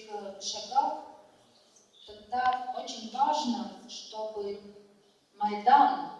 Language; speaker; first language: Russian; non-native, fluent; Latvian